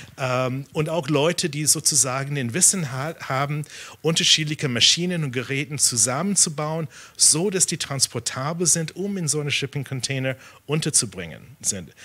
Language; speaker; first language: German; non-native, fluent; English